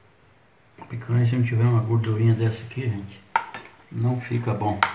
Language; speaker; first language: Portuguese; native; Portuguese